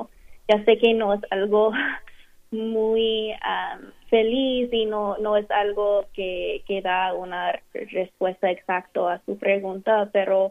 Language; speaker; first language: Spanish; non-native, fluent; English